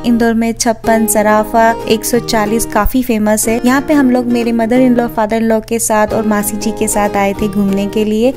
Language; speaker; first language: Hindi; native; Hindi